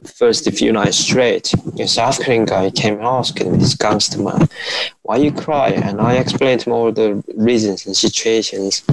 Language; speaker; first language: English; non-native, fluent; Korean